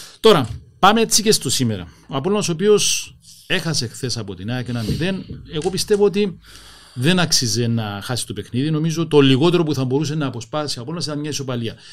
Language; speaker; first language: Greek; native; Greek